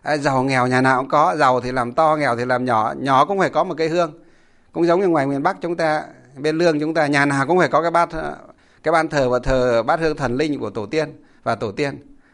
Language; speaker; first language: Vietnamese; non-native, local second language; Muong